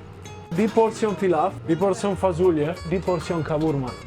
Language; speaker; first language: Turkish; non-native, learner; Italian